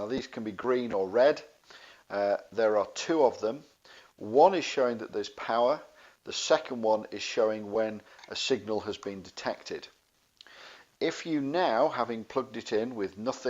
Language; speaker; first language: English; native; English